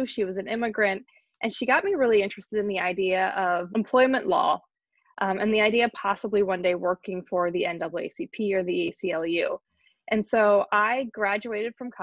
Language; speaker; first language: English; native; English